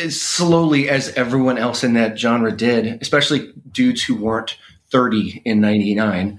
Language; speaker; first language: English; native; English